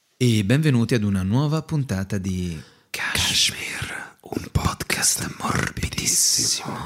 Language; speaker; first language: Italian; native; Italian